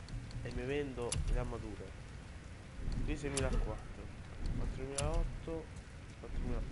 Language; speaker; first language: Italian; native; Italian